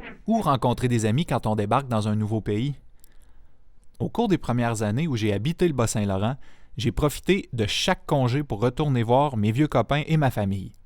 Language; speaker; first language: French; native; French